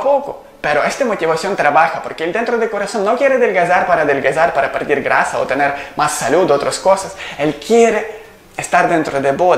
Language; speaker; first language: Spanish; non-native, learner; Ukrainian